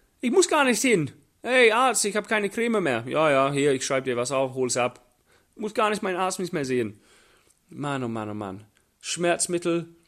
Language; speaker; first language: German; non-native, fluent; English